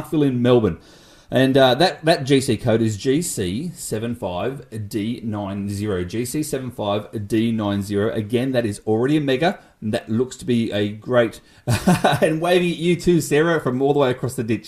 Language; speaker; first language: English; native; English